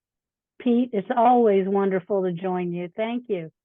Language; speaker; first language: English; native; English